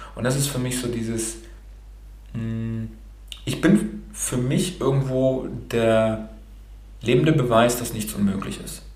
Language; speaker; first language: German; early bilingual, other home language; Romanian